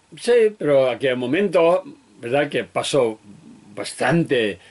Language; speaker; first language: Spanish; non-native, learner; Tibetan